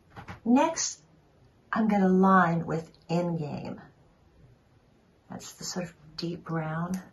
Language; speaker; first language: English; native; English